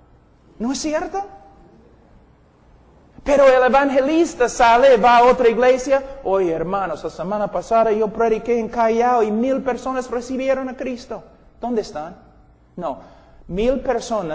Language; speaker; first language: Spanish; non-native, fluent; English